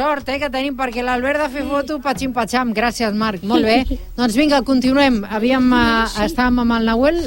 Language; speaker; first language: Catalan; native; Catalan